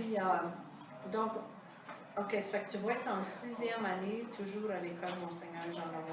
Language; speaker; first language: French; native; French